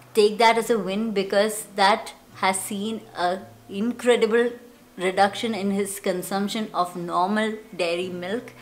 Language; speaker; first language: English; non-native, local second language; Malayalam